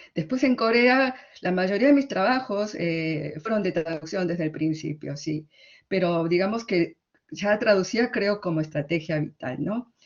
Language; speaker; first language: Spanish; early bilingual, other home language; Korean